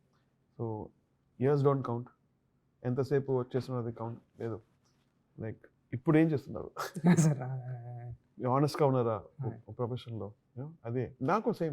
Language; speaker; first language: Telugu; non-native, local second language; Tamil